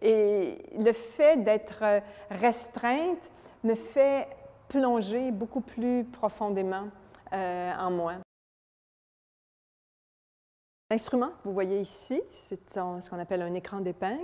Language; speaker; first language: French; native; French